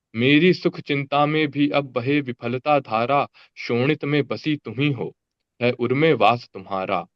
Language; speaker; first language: Hindi; native; Hindi